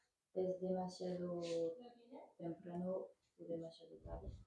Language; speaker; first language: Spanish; non-native, learner; French